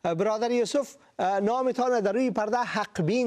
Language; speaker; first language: Persian; native; Persian